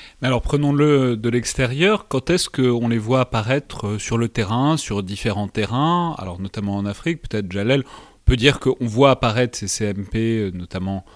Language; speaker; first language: French; native; French